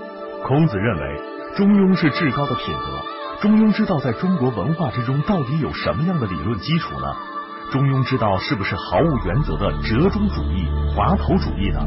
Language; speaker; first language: Chinese; native; Chinese